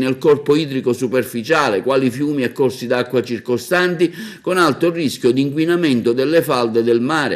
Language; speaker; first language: Italian; native; Italian